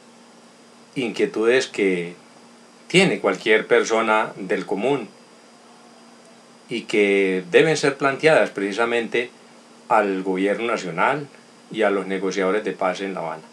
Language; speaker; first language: Spanish; native; Spanish